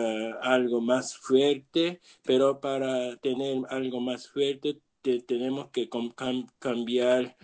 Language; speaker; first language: Spanish; non-native, learner; Japanese